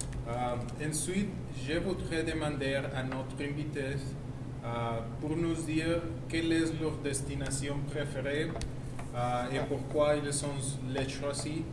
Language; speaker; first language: French; non-native, learner; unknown